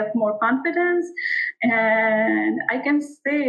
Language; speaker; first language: English; non-native, local second language; Hindi